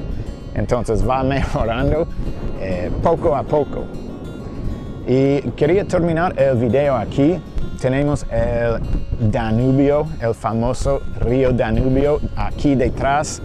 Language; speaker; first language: Spanish; non-native, fluent; English